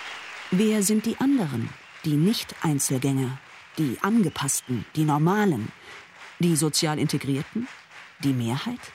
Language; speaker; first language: German; native; German